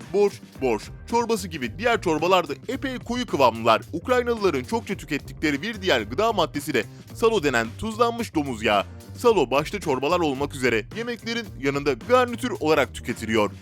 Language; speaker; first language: Turkish; native; Turkish